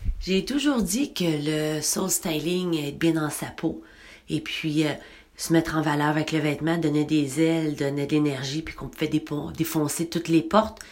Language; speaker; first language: French; native; French